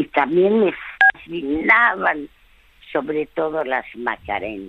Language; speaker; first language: Spanish; early bilingual, other home language; French